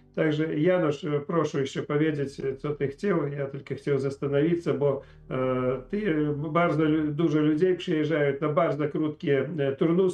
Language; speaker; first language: Polish; non-native, learner; Ukrainian